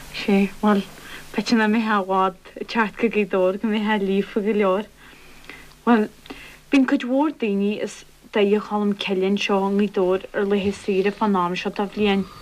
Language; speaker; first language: Irish; native; Irish